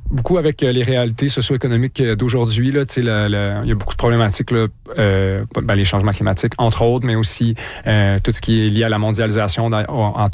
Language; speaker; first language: French; native; French